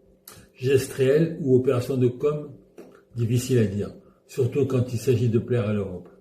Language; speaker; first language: French; native; French